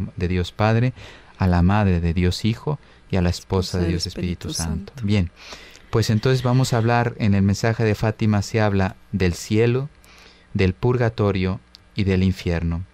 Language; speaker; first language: Spanish; native; Spanish